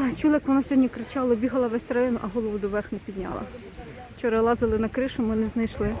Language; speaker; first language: Ukrainian; non-native, local second language; Russian